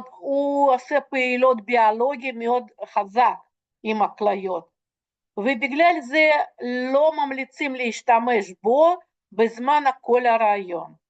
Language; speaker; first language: Hebrew; non-native, fluent; Russian